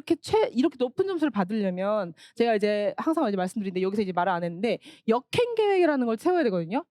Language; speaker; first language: Korean; native; Korean